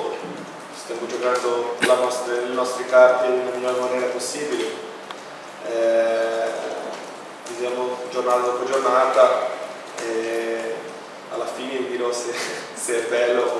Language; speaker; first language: Italian; non-native, fluent; Portuguese